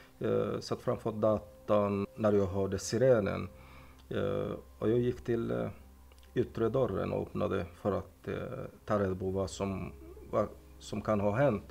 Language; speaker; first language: Swedish; non-native, fluent; Somali